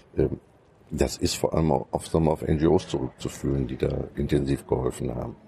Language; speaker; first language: German; native; German